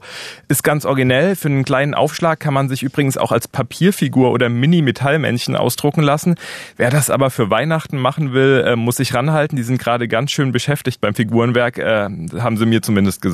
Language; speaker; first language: German; native; German